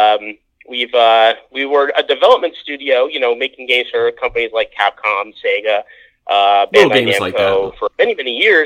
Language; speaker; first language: English; native; English